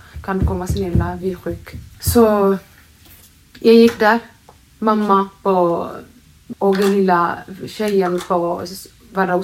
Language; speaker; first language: Swedish; non-native, learner; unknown